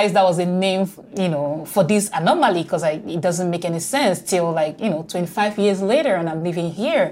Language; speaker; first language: English; non-native, local second language; Igbo